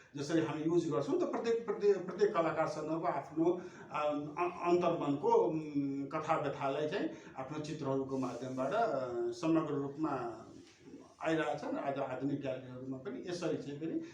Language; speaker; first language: Nepali; non-native, local second language; Maithili